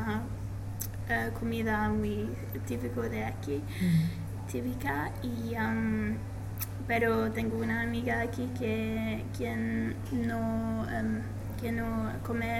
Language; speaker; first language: Spanish; non-native, learner; English